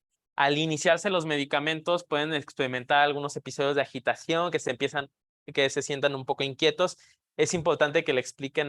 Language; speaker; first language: Spanish; native; Spanish